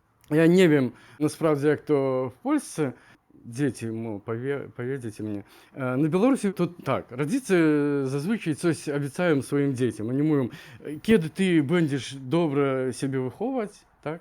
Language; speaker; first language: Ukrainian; non-native, learner; Russian